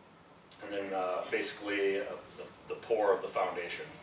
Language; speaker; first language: English; native; English